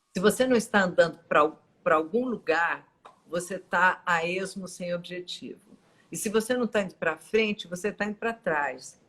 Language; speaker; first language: Portuguese; native; Portuguese